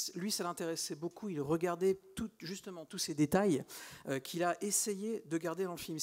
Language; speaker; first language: French; native; French